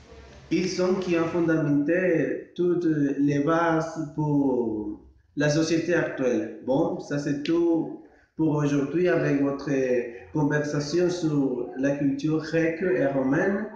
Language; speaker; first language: French; non-native, learner; Spanish